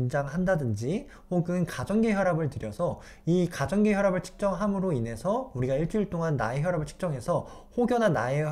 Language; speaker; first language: Korean; native; Korean